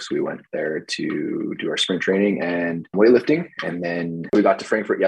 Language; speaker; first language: English; native; English